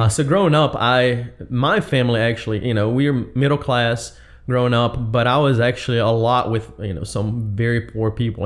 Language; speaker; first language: English; non-native, fluent; Portuguese